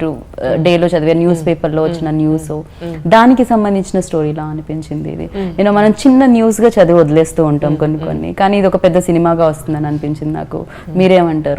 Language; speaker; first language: Telugu; native; Telugu